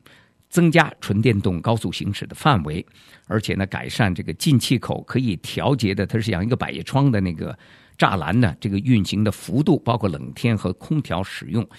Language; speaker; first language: Chinese; native; Chinese